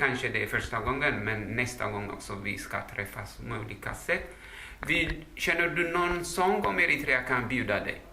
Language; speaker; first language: Swedish; non-native, fluent; Tigrinya